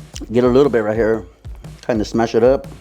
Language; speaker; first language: English; native; English